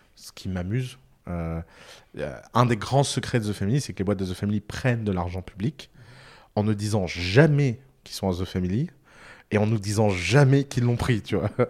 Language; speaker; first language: French; early bilingual, other home language; Arabic